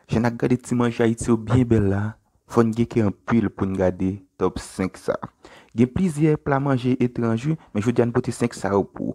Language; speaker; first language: French; non-native, learner; Haitian Creole